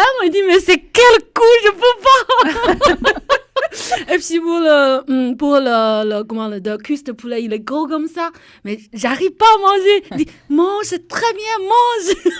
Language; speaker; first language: French; non-native, fluent; Chinese